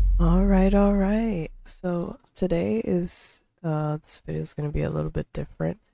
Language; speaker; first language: English; native; English